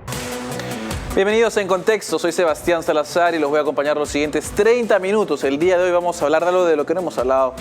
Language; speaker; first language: Spanish; native; Spanish